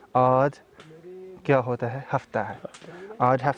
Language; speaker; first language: Hindi; non-native, learner; Arabic